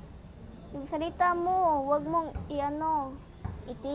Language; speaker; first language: Filipino; non-native, local second language; Cebuano